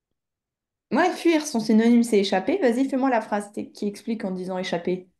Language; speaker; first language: French; native; French